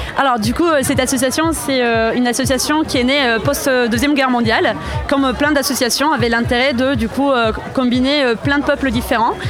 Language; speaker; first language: French; non-native, fluent; Italian